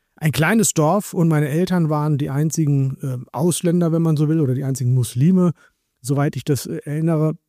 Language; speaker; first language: German; native; German